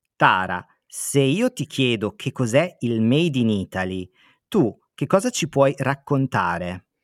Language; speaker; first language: Italian; native; Italian